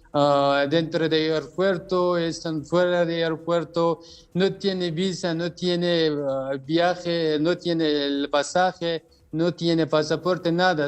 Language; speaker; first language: Spanish; non-native, learner; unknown